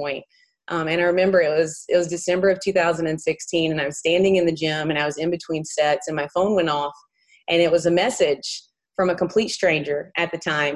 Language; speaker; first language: English; native; English